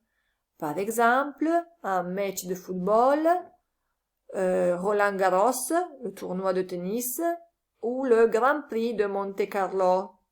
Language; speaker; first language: French; non-native, learner; Italian